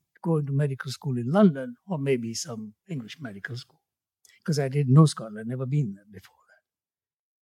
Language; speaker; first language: English; non-native, local second language; Gujarati